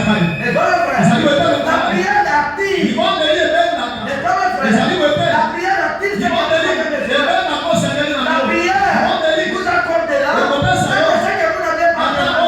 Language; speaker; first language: French; non-native, local second language; Lingala